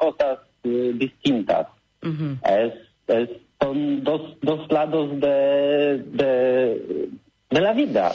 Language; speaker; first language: Spanish; non-native, learner; Polish